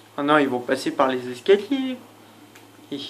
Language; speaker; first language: French; native; French